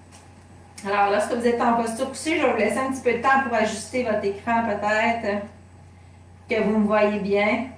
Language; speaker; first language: French; native; French